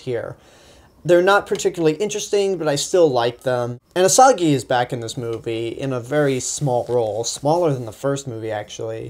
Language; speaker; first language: English; native; English